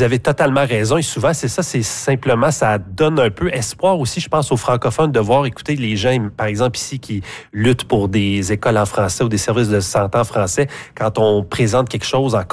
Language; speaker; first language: French; native; French